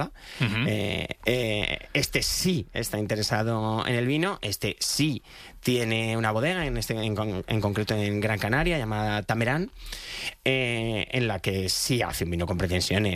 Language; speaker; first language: Spanish; native; Spanish